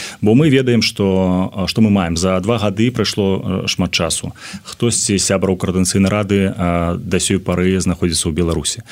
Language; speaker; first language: Belarusian; native; Belarusian